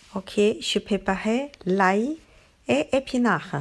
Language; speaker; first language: French; non-native, learner; Chinese